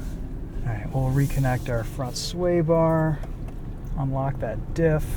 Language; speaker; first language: English; native; English